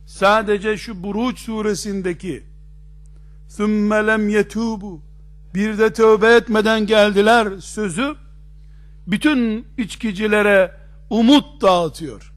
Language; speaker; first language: Turkish; native; Turkish